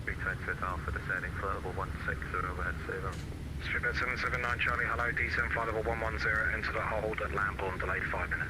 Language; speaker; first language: English; native; English